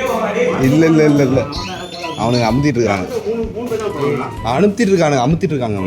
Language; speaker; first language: Tamil; native; Tamil